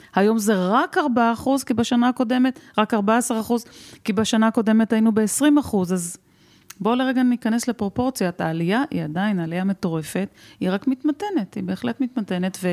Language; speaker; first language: Hebrew; native; Hebrew